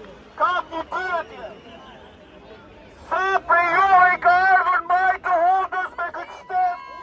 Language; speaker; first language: Albanian; native; Albanian